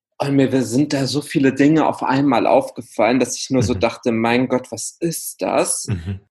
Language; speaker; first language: German; early bilingual, other home language; Arabic